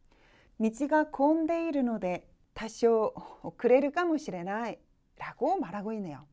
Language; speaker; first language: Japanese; non-native, fluent; Korean